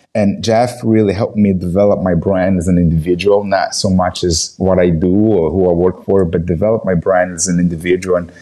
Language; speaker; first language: English; non-native, fluent; Portuguese